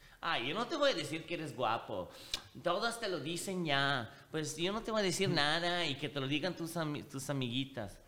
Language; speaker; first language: Spanish; non-native, fluent; Italian